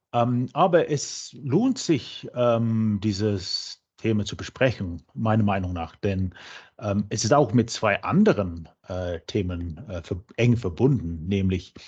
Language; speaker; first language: German; non-native, fluent; English